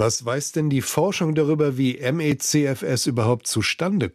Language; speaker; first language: German; native; German